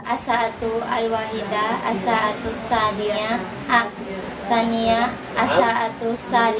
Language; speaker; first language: Arabic; non-native, learner; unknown